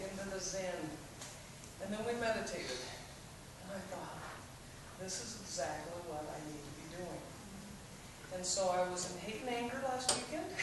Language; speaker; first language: English; native; English